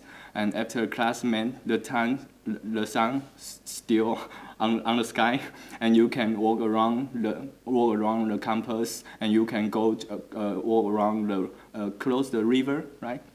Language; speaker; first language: English; non-native, learner; Chinese